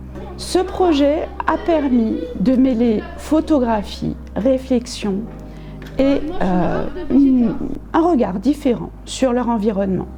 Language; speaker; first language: French; native; French